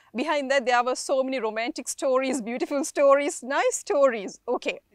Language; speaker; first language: English; non-native, local second language; Sinhala